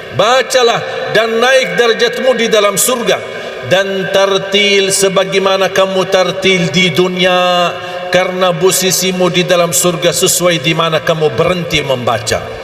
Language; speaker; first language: Malay; non-native, fluent; Arabic